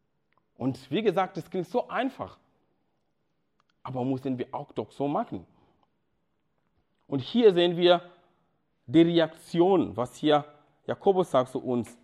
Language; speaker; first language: German; non-native, fluent; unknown